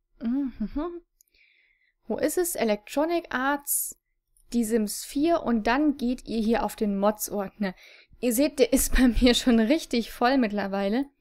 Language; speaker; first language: German; native; German